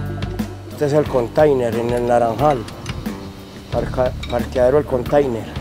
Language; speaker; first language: Spanish; native; Spanish